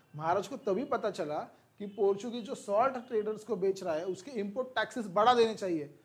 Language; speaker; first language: Hindi; non-native, local second language; Marathi